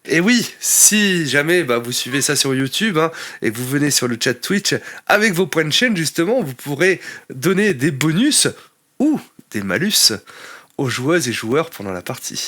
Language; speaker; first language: French; native; French